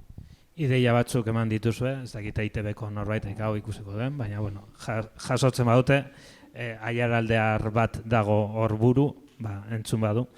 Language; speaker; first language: Basque; native; Basque